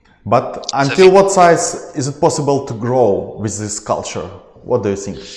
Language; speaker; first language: English; non-native, learner; Ukrainian